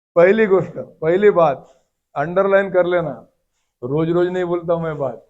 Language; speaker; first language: Hindi; non-native, local second language; Marathi